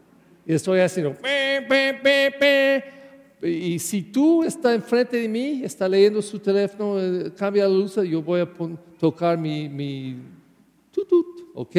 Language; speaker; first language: Spanish; non-native, learner; English